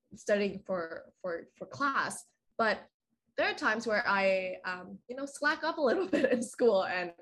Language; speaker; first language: English; non-native, fluent; Vietnamese